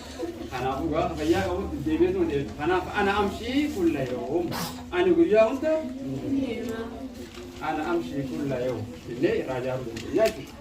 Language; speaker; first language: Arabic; non-native, fluent; Oromo